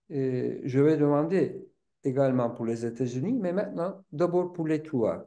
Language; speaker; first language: French; non-native, fluent; Turkish